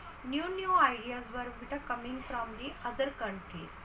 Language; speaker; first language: English; non-native, local second language; Hindi